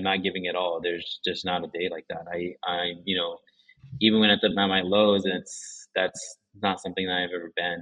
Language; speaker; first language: English; early bilingual, other home language; Japanese